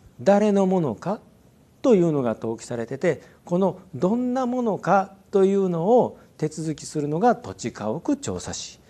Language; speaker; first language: Japanese; native; Japanese